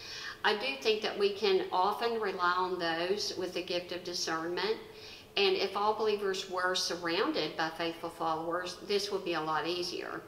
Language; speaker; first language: English; native; English